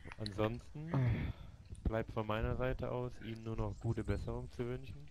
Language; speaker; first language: German; native; German